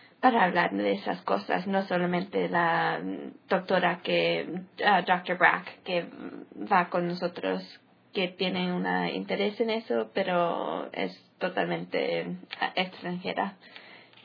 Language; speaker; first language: Spanish; early bilingual, heritage; English